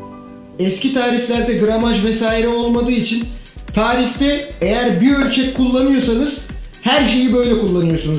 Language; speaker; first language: Turkish; native; Turkish